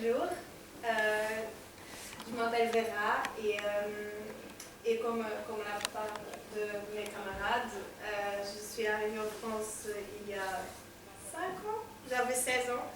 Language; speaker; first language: French; non-native, fluent; Portuguese